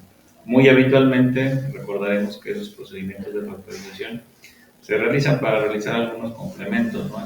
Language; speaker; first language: Spanish; native; Spanish